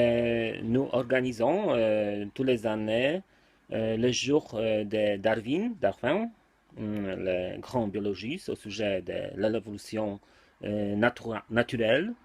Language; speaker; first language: French; non-native, learner; Polish